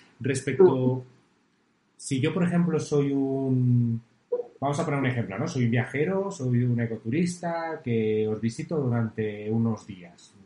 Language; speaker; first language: Spanish; native; Spanish